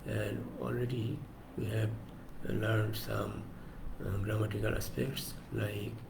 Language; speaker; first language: English; non-native, local second language; Bangla